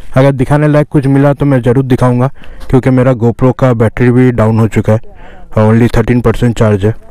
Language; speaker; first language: Hindi; non-native, local second language; Bangla